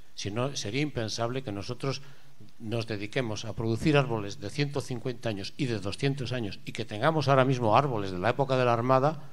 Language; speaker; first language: Spanish; native; Spanish